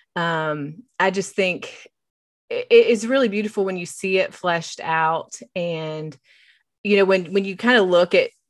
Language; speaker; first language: English; native; English